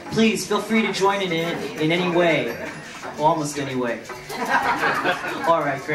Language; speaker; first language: English; early bilingual, other home language; Spanish